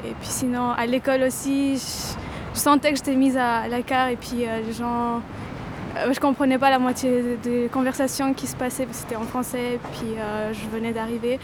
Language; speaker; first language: French; early bilingual, other home language; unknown